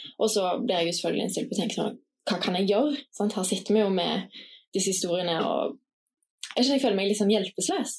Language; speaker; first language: Norwegian; native; Norwegian